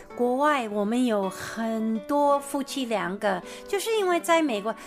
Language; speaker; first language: Chinese; non-native, fluent; English